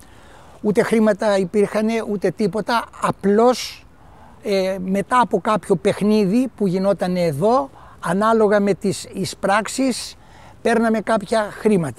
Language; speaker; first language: Greek; native; Greek